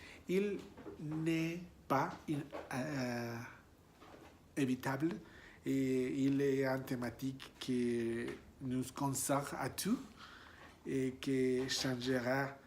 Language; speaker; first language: French; non-native, learner; Spanish